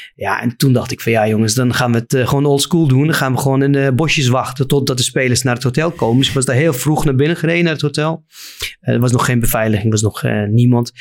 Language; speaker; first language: Dutch; non-native, fluent; Arabic